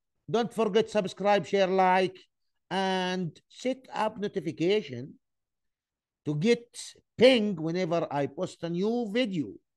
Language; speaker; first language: English; non-native, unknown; Arabic